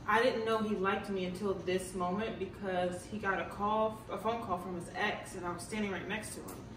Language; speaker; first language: English; native; English